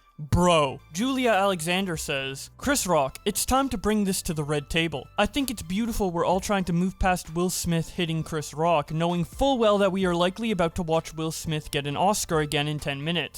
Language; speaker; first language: English; native; English